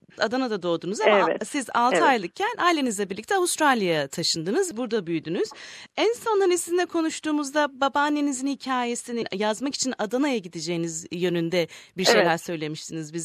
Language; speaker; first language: Turkish; native; Turkish